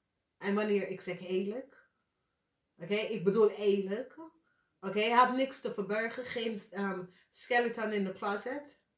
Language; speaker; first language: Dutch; non-native, fluent; English